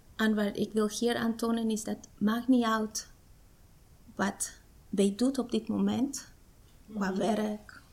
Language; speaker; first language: Dutch; non-native, fluent; Spanish